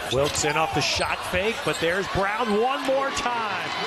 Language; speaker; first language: English; native; English